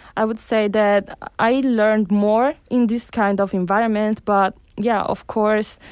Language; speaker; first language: English; early bilingual, heritage; Spanish